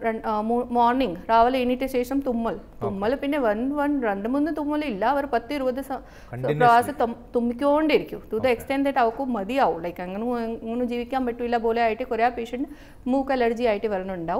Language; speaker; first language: Malayalam; non-native, fluent; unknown